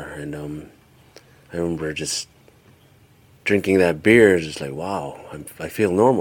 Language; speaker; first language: English; early bilingual, other home language; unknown